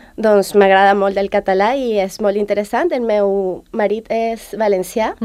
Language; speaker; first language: Catalan; non-native, learner; Spanish